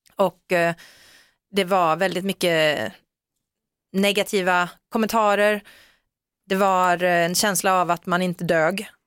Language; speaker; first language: Swedish; native; Swedish